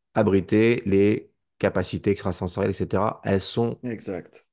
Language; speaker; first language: French; native; French